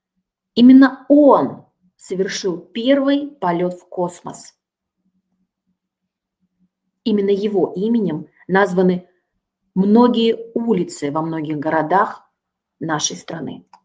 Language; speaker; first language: Russian; native; Russian